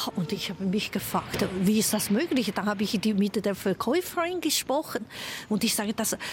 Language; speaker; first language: German; non-native, fluent; Chinese